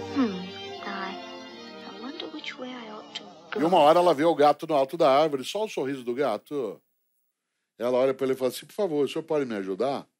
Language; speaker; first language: Portuguese; native; Portuguese